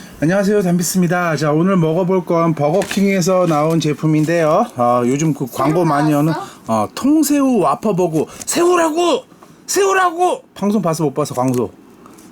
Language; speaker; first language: Korean; native; Korean